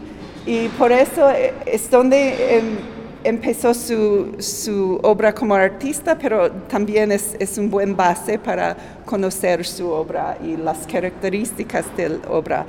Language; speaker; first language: Spanish; non-native, fluent; English